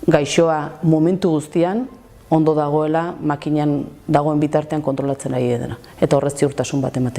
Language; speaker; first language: Basque; native; Basque